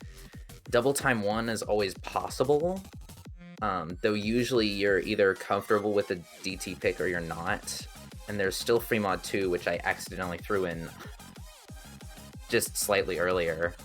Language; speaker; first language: English; native; English